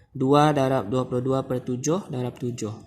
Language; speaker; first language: Malay; native; Malay